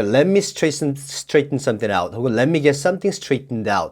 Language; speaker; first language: English; non-native, fluent; Korean